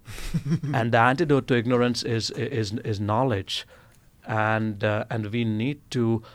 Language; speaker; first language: English; non-native, local second language; Gujarati